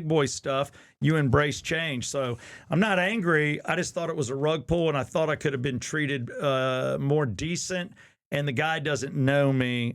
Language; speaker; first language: English; native; English